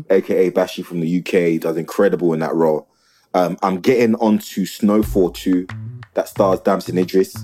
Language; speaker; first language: English; native; English